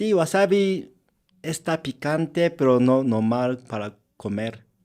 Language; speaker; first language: Spanish; non-native, learner; Japanese